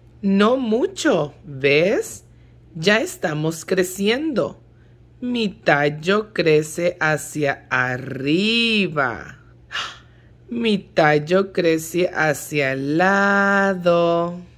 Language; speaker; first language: Spanish; early bilingual, heritage; Spanish